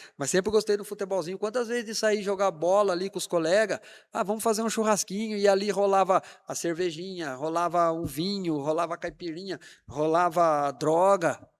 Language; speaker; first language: Portuguese; native; Portuguese